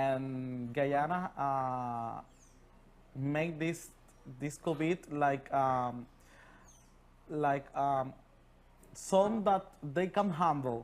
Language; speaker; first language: English; non-native, learner; Spanish